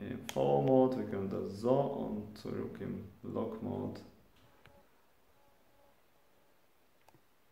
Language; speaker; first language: German; non-native, learner; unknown